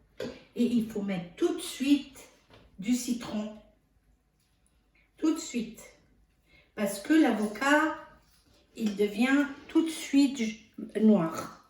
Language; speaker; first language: French; non-native, fluent; Arabic